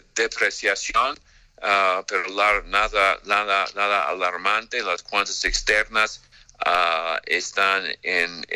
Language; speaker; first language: Spanish; non-native, fluent; English